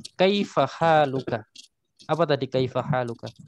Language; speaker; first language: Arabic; non-native, fluent; Indonesian